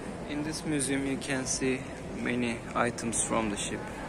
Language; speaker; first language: English; non-native, fluent; Turkish